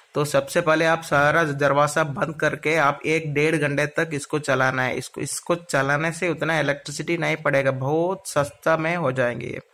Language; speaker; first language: Hindi; non-native, local second language; Malayalam